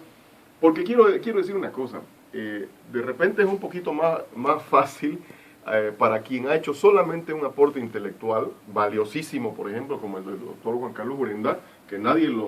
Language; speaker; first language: Spanish; native; Spanish